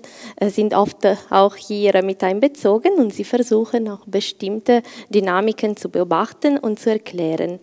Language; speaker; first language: German; non-native, fluent; Italian